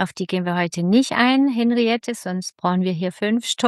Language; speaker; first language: German; native; German